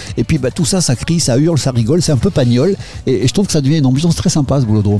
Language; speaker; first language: French; native; French